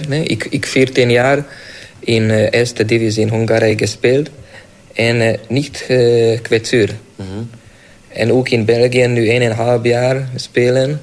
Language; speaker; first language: Dutch; non-native, learner; Hungarian